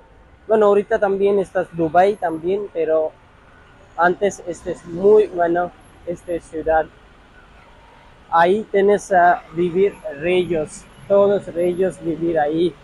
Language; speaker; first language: Spanish; non-native, learner; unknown